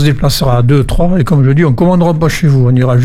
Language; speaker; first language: French; native; French